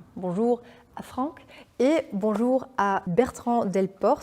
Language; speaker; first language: French; non-native, fluent; Dutch